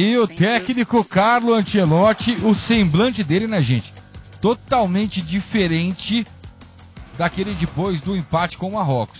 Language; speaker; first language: Portuguese; native; Portuguese